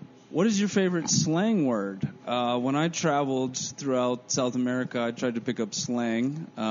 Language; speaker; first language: English; native; English